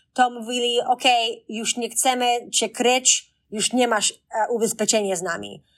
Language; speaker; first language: Polish; early bilingual, heritage; Polish